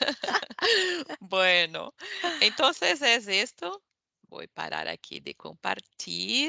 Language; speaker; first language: Spanish; non-native, fluent; Portuguese